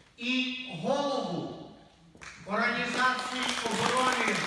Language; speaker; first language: Ukrainian; native; Ukrainian